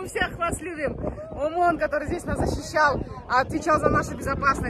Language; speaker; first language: Russian; non-native, local second language; Kyrgyz